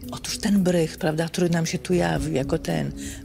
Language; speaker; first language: Polish; native; Polish